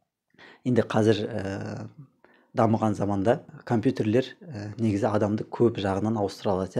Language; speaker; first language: Kazakh; native; Kazakh